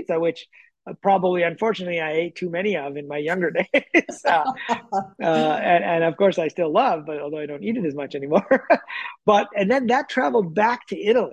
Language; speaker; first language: English; native; English